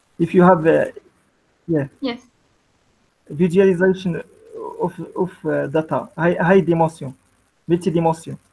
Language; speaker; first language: English; non-native, learner; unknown